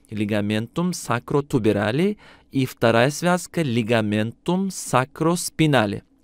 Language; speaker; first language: Russian; non-native, local second language; Uzbek